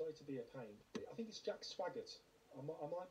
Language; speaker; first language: English; native; English